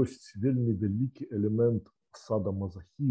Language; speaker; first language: Polish; non-native, learner; Belarusian